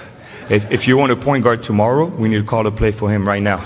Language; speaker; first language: English; non-native, fluent; French